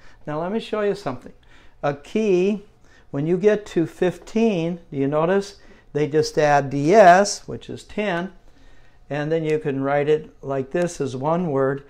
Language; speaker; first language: English; native; English